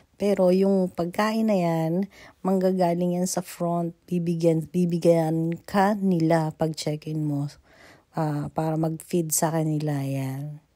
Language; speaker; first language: Filipino; native; Filipino